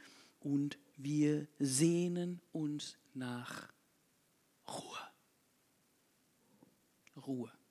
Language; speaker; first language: German; non-native, fluent; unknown